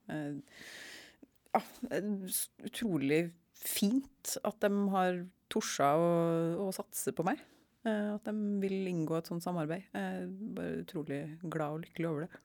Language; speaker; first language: Norwegian; native; Norwegian